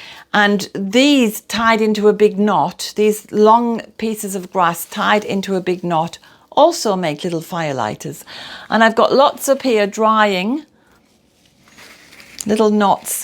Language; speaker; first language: English; native; English